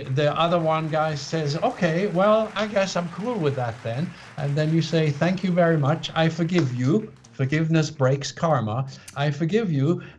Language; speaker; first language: English; non-native, fluent; Swiss German